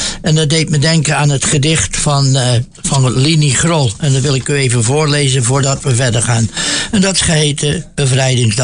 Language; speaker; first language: Dutch; native; Dutch